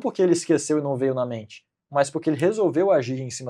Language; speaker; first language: Portuguese; native; Portuguese